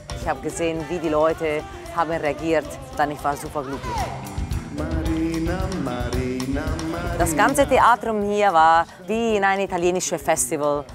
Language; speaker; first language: German; non-native, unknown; Italian